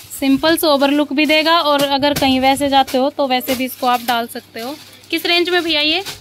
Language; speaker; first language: Hindi; native; Hindi